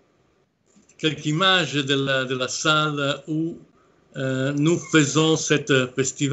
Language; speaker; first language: French; non-native, fluent; Italian